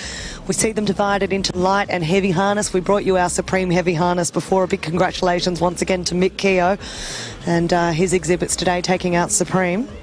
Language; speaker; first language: English; native; English